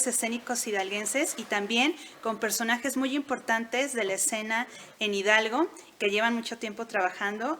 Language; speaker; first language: Spanish; native; Spanish